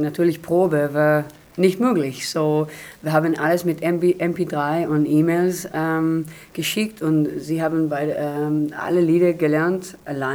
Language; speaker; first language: German; non-native, learner; Hebrew